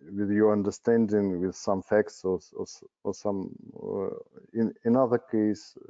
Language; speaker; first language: English; non-native, learner; Russian